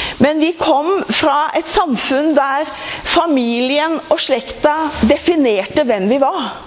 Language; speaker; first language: Norwegian; native; Norwegian